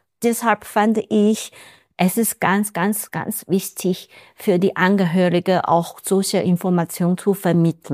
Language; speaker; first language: German; non-native, fluent; Chinese